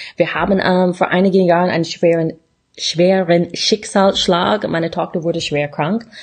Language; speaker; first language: German; non-native, fluent; English